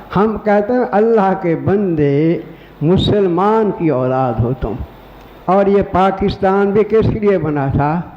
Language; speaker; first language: Urdu; non-native, local second language; Saraiki